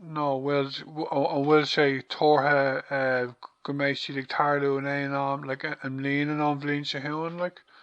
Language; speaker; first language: Irish; non-native, local second language; English